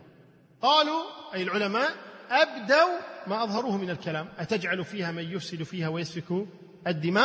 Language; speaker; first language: Arabic; native; Arabic